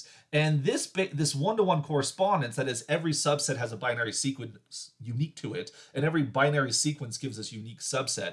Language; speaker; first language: English; native; English